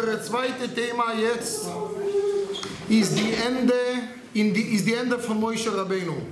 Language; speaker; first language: German; non-native, learner; Hebrew